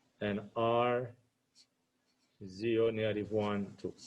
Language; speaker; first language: English; non-native, fluent; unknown